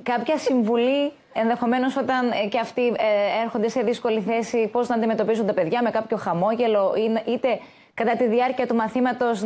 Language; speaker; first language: Greek; native; Greek